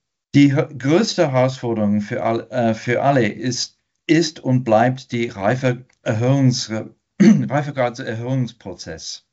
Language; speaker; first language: German; non-native, fluent; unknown